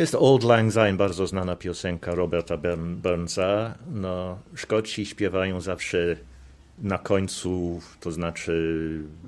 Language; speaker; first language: Polish; non-native, fluent; English